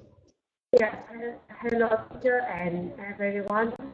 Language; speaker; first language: English; non-native, learner; Vietnamese